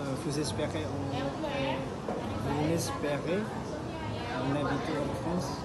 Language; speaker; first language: French; non-native, learner; Indonesian